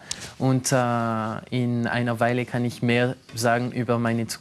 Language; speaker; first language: German; non-native, local second language; French